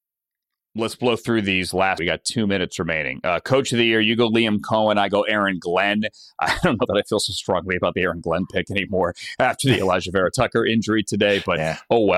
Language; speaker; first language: English; native; English